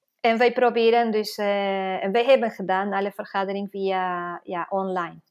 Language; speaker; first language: Dutch; non-native, fluent; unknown